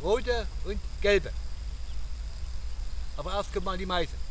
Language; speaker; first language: German; non-native, fluent; Russian